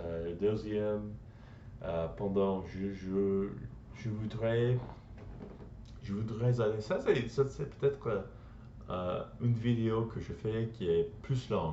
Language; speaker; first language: French; non-native, learner; English